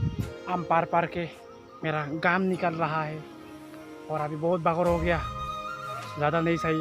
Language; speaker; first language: Hindi; non-native, local second language; Assamese